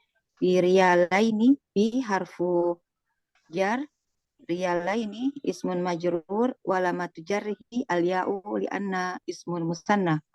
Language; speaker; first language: Arabic; non-native, learner; Indonesian